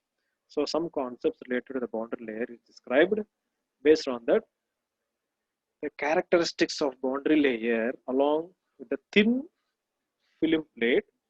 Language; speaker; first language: English; non-native, local second language; Telugu